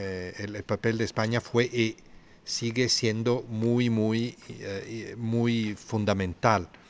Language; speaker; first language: Spanish; non-native, fluent; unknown